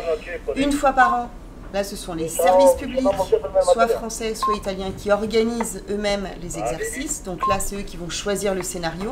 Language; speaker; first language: French; native; French